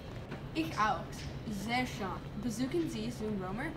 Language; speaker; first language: German; non-native, learner; English